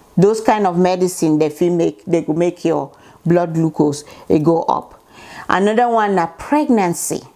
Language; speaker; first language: Nigerian Pidgin; native; Nigerian Pidgin